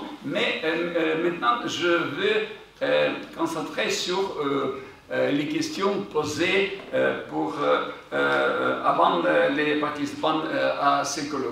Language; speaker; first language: French; non-native, fluent; Ukrainian